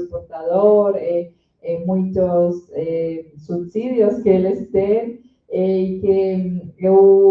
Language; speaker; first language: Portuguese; non-native, learner; Spanish